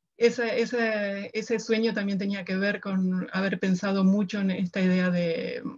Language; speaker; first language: Spanish; native; Spanish